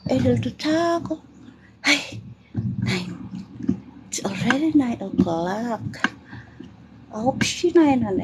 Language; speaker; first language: English; non-native, local second language; Filipino